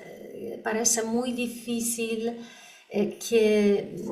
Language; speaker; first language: Spanish; non-native, learner; Polish